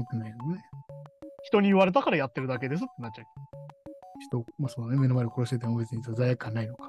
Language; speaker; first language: Japanese; native; Japanese